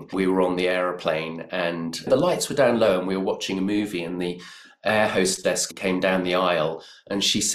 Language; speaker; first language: English; native; English